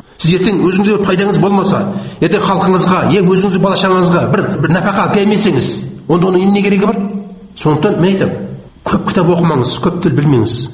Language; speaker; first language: Kazakh; native; Kazakh